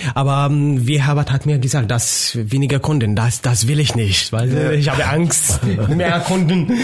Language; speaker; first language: German; non-native, learner; Arabic